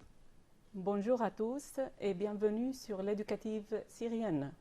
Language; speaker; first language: French; non-native, fluent; Arabic